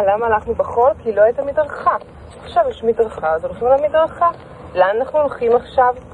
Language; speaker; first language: Hebrew; native; Hebrew